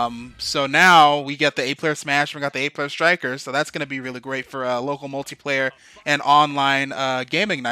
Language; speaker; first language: English; native; English